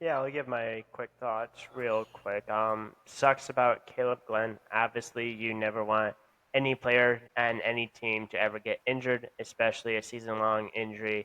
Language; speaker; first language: English; native; English